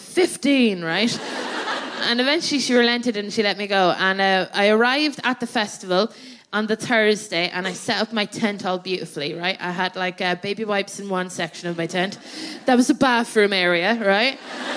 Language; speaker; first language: English; native; English